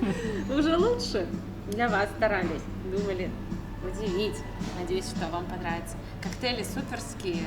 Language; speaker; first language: Russian; native; Russian